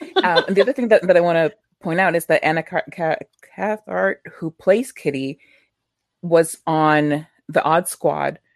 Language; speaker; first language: English; early bilingual, other home language; Spanish